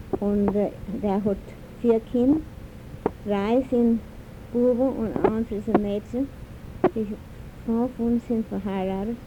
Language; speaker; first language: German; early bilingual, heritage; German